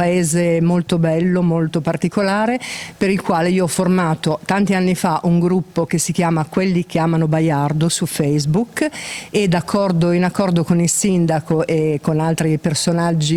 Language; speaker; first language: Italian; native; Italian